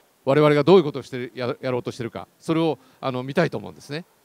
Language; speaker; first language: Japanese; native; Japanese